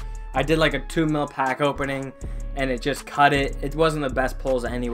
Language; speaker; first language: English; native; English